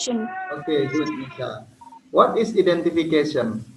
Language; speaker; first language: English; non-native, fluent; Indonesian